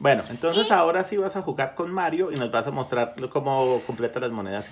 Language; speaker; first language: Spanish; native; Spanish